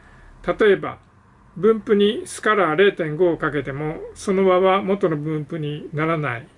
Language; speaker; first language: Japanese; native; Japanese